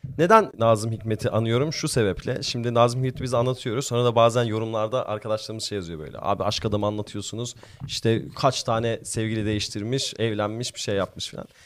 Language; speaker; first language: Turkish; native; Turkish